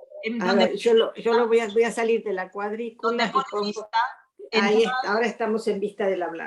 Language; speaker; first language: Spanish; native; Spanish